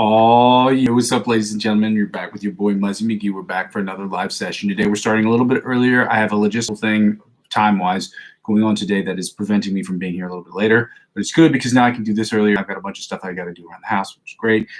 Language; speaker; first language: English; native; English